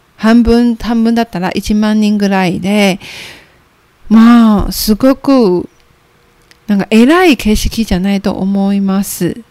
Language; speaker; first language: Japanese; non-native, fluent; Chinese